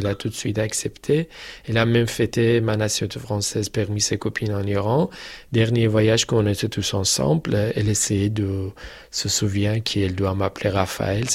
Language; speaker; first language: French; non-native, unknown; Persian